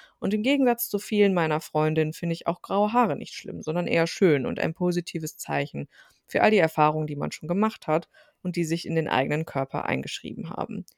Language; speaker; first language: German; early bilingual, other home language; Turkish